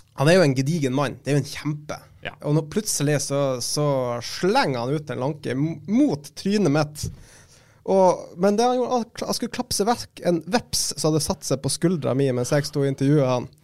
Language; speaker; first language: Norwegian; native; Norwegian